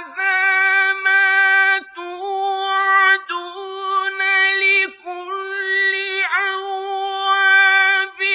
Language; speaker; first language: Arabic; native; Arabic